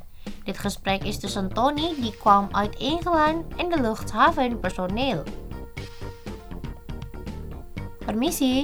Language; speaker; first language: Dutch; non-native, fluent; Indonesian